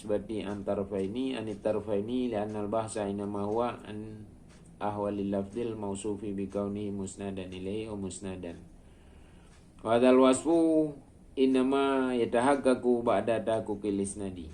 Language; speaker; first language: Arabic; non-native, fluent; Achinese